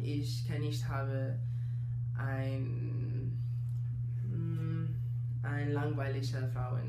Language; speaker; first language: German; non-native, learner; Spanish